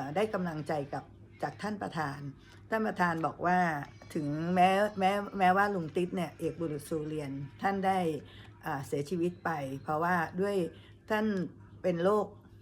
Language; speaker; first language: Thai; native; Thai